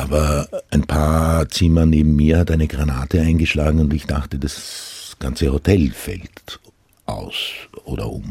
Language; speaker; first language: German; non-native, local second language; Croatian